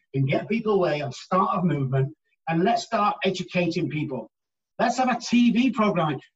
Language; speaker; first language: English; native; English